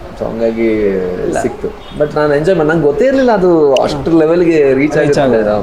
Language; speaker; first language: Kannada; non-native, local second language; Tulu